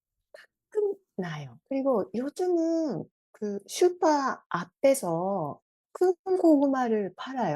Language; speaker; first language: Korean; non-native, fluent; Japanese